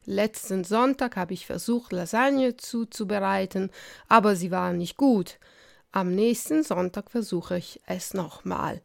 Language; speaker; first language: German; non-native, fluent; Italian